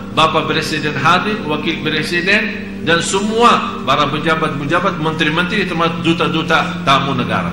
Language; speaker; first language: Indonesian; non-native, fluent; Arabic